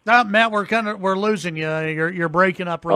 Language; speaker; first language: English; native; English